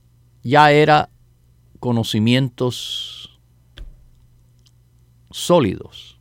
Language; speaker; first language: Spanish; native; Spanish